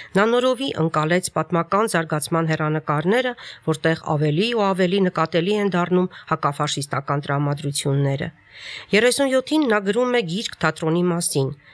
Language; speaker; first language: Armenian; native; Armenian